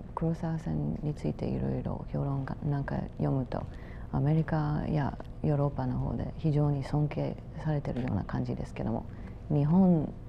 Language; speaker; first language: Japanese; non-native, fluent; English